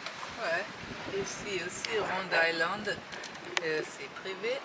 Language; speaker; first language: French; non-native, fluent; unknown